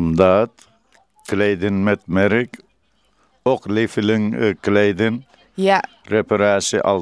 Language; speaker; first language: Dutch; non-native, learner; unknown